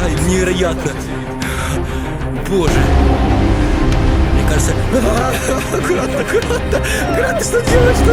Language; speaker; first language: Russian; native; Russian